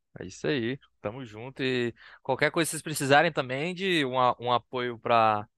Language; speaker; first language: Portuguese; non-native, learner; English